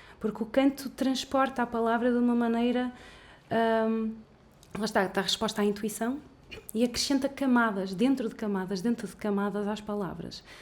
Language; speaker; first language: Portuguese; native; Portuguese